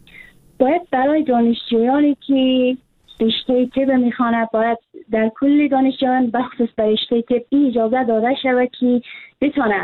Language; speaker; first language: Persian; native; Persian